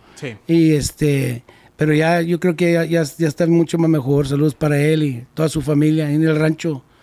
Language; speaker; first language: Spanish; early bilingual, heritage; Spanish